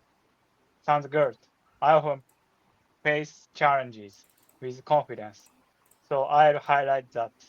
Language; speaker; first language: English; non-native, learner; Japanese